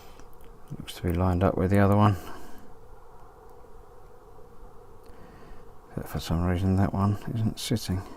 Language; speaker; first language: English; native; English